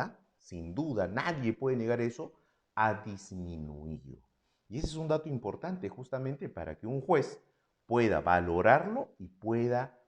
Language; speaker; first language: Spanish; native; Spanish